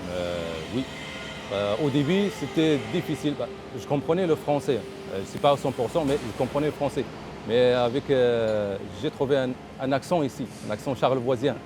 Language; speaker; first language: French; non-native, local second language; Arabic